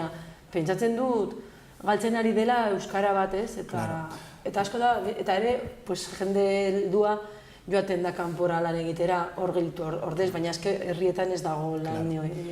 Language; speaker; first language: Basque; non-native, local second language; Spanish